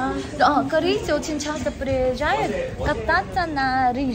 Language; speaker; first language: Russian; non-native, learner; Korean